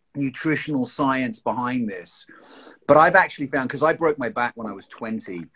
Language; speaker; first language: English; native; English